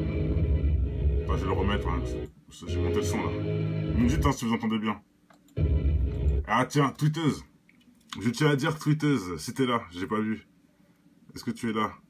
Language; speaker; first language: French; native; French